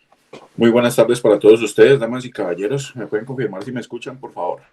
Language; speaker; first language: Spanish; native; Spanish